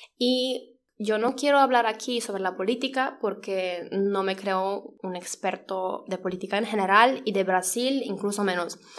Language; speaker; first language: Spanish; non-native, fluent; Polish